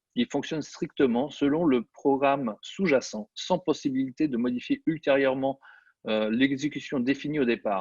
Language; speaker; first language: French; native; French